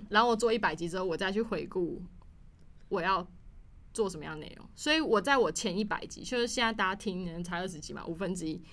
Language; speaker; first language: Chinese; native; Chinese